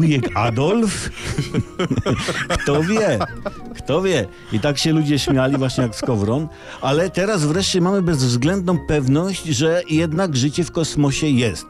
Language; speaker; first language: Polish; native; Polish